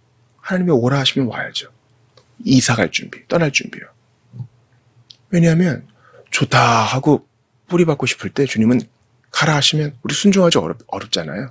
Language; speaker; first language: Korean; native; Korean